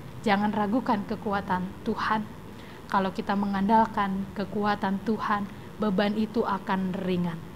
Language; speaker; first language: Indonesian; native; Indonesian